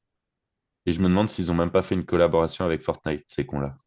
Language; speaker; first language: French; native; French